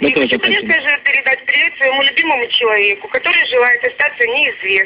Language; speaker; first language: Russian; native; Russian